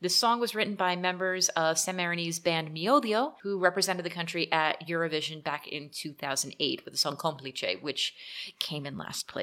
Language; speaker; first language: English; native; English